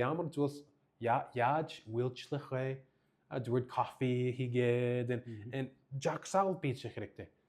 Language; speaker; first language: Mongolian; early bilingual, heritage; English